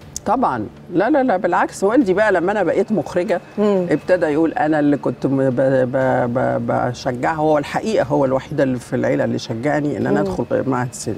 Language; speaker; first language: Arabic; native; Arabic